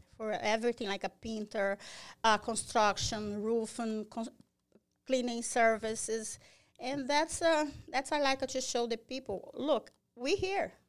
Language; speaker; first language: English; non-native, learner; Portuguese